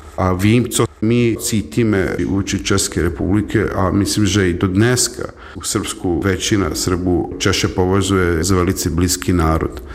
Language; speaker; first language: Czech; non-native, fluent; Serbian